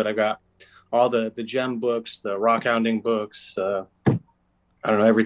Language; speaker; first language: English; native; English